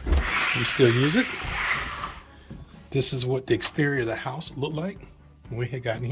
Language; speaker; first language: English; native; English